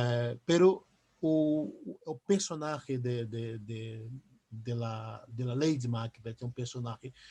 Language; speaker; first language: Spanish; non-native, fluent; Portuguese